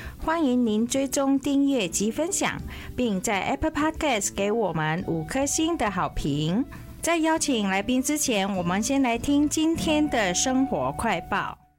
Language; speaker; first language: Chinese; non-native, fluent; Indonesian